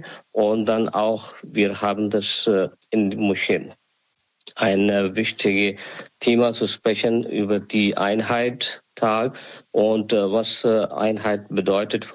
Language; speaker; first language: German; non-native, learner; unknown